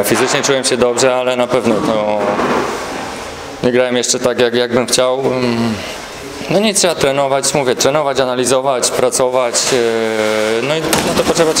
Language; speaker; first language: Polish; native; Polish